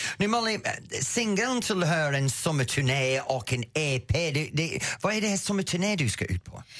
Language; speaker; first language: Swedish; non-native, fluent; English